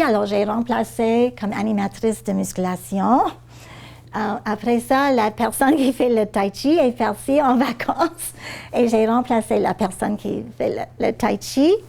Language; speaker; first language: French; non-native, fluent; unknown